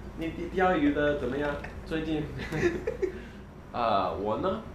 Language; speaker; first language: Chinese; non-native, learner; English